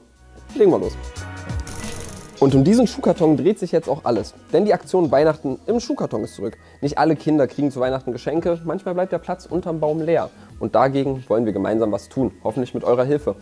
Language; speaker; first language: German; native; German